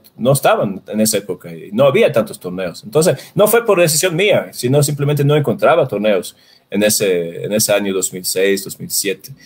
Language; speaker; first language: Spanish; non-native, fluent; Swedish